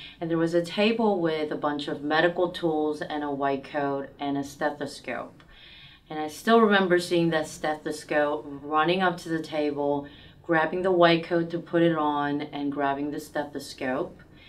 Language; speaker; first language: English; early bilingual, other home language; Korean